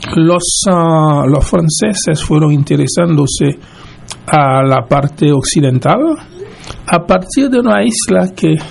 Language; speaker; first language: Spanish; non-native, fluent; Haitian Creole